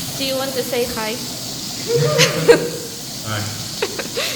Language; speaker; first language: English; non-native, fluent; Ukrainian